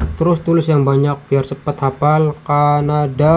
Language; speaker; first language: Indonesian; non-native, local second language; Javanese